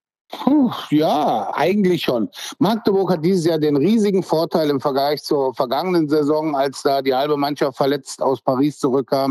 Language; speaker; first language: German; native; German